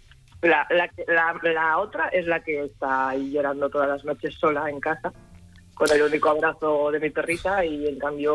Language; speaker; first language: Spanish; native; Spanish